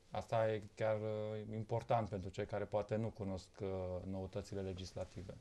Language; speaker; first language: Romanian; native; Romanian